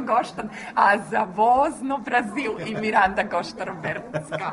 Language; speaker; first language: Portuguese; non-native, learner; Croatian